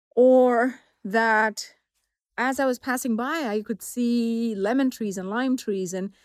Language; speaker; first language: English; non-native, local second language; Tamil